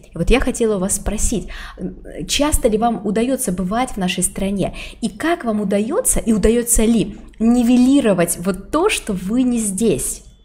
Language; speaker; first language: Russian; native; Russian